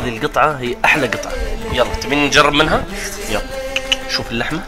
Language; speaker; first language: Arabic; native; Arabic